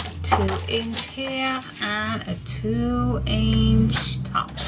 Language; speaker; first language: English; non-native, fluent; Dutch